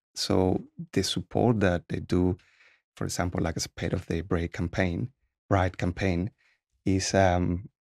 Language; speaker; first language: English; non-native, fluent; Spanish